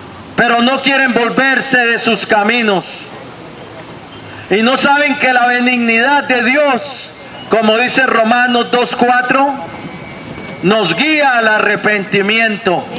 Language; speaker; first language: Spanish; native; Spanish